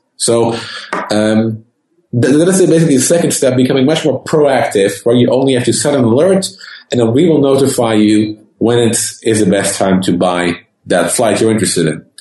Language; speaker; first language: English; non-native, fluent; Dutch